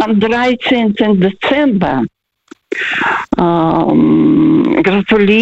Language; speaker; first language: German; early bilingual, heritage; Russian